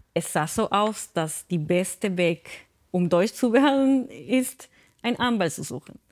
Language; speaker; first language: German; non-native, fluent; Russian